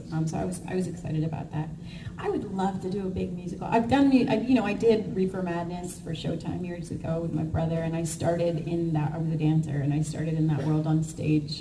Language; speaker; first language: English; native; English